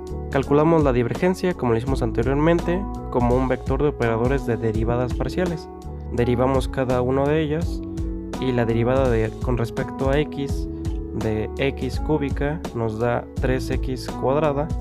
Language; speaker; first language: Spanish; native; Spanish